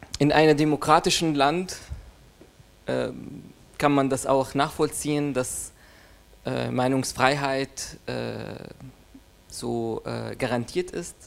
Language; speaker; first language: German; non-native, fluent; Arabic